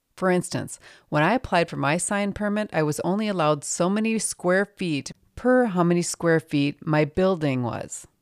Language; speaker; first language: English; native; English